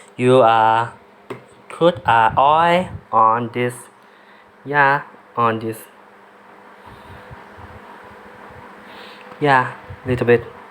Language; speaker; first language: English; non-native, learner; Thai